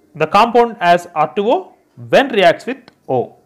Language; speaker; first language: English; non-native, local second language; Telugu